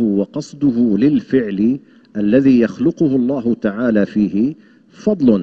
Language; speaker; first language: Arabic; native; Arabic